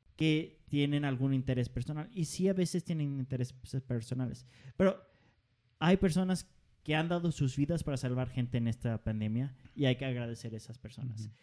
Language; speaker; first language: Spanish; non-native, fluent; Danish